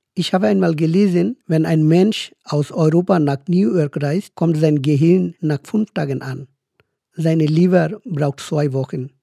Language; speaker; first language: German; non-native, fluent; Bangla